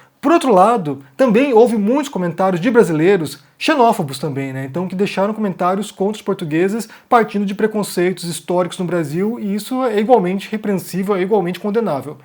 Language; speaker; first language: Portuguese; native; Portuguese